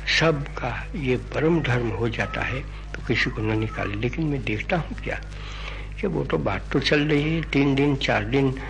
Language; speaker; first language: Hindi; non-native, local second language; Gujarati